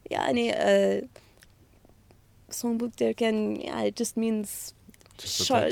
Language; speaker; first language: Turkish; non-native, fluent; English